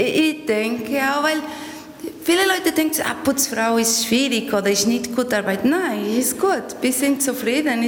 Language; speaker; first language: German; non-native, learner; Portuguese